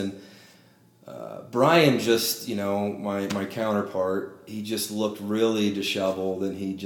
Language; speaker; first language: English; native; English